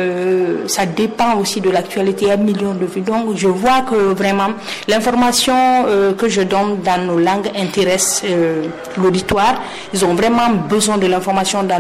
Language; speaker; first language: French; non-native, local second language; Mandingo